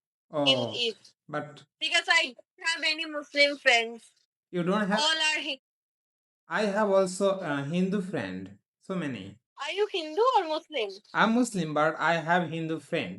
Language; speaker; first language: English; non-native, learner; Bangla